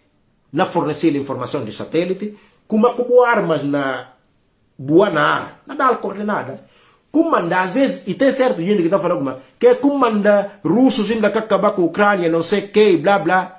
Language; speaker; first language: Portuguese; non-native, local second language; Upper Guinea Crioulo